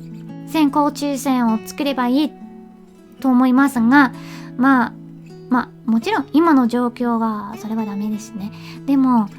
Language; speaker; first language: Japanese; non-native, learner; English